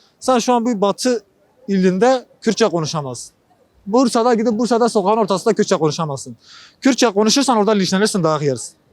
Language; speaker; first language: Turkish; non-native, local second language; Kurdish